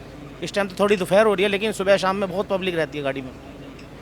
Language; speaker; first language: Hindi; native; Hindi